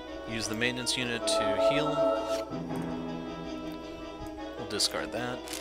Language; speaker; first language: English; native; English